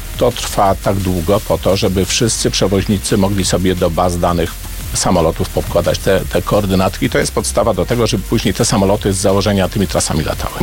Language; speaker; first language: Polish; native; Polish